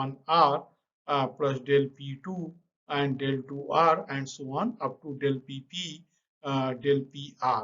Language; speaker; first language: English; non-native, local second language; Hindi